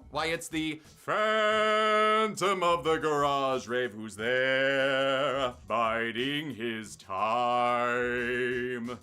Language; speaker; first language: English; native; English